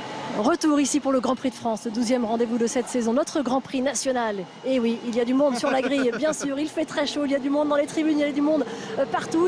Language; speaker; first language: French; native; French